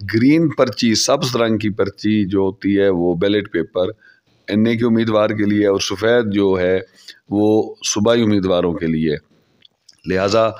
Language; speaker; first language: Urdu; non-native, local second language; Saraiki